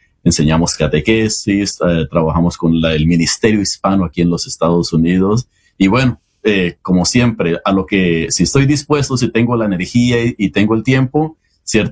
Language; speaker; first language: Spanish; native; Spanish